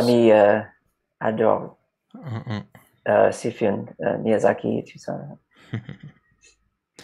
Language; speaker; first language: French; non-native, learner; English